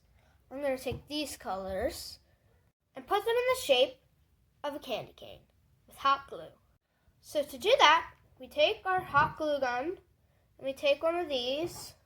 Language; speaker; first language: English; native; English